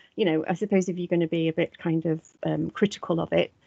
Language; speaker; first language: English; native; English